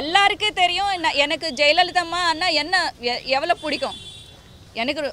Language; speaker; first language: Tamil; non-native, learner; Telugu